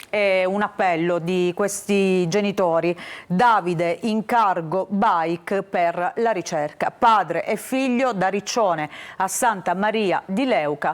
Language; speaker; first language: Italian; native; Italian